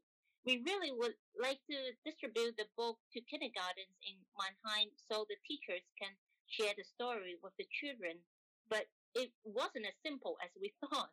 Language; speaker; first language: English; non-native, local second language; Cantonese